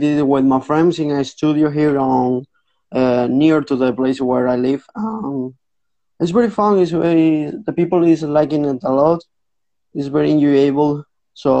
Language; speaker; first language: English; non-native, fluent; Spanish